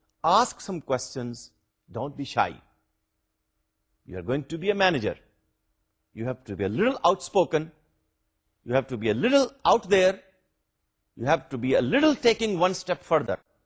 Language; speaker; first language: English; non-native, local second language; Urdu